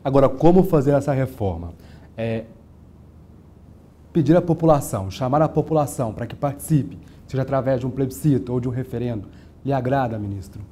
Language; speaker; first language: Portuguese; native; Portuguese